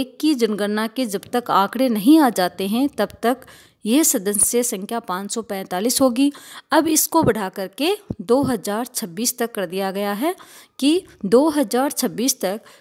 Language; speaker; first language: Hindi; native; Hindi